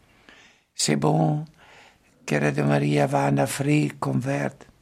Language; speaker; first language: French; non-native, fluent; Italian